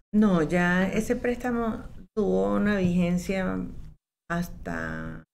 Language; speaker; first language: Spanish; native; Spanish